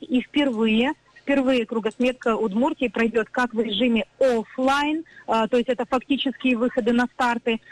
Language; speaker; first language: Russian; native; Russian